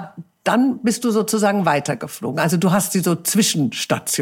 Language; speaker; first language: German; native; German